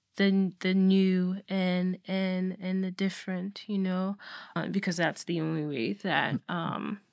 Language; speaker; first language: English; non-native, local second language; Yoruba